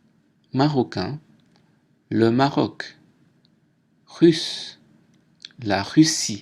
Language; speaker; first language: French; native; French